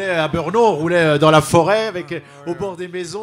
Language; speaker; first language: French; native; French